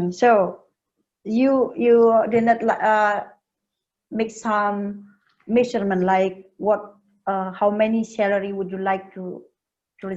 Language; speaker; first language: English; non-native, learner; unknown